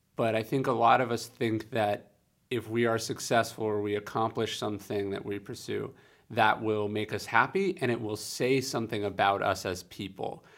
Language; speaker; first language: English; native; English